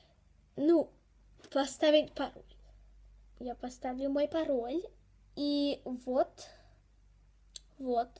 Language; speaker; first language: Russian; early bilingual, heritage; Russian